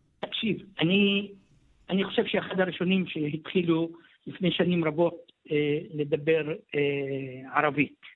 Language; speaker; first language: Hebrew; non-native, local second language; Arabic